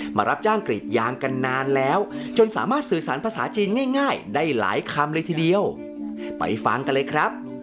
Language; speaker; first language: Thai; native; Thai